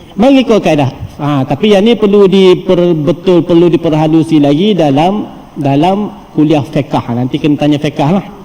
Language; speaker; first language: Malay; native; Malay